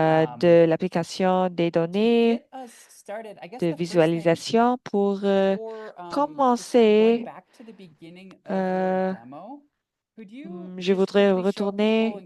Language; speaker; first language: French; non-native, fluent; English